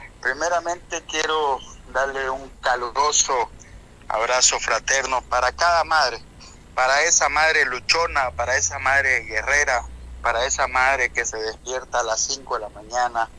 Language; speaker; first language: Spanish; native; Spanish